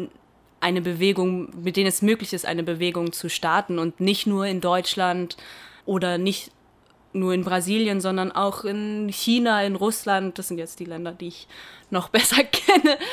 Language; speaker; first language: German; early bilingual, heritage; Portuguese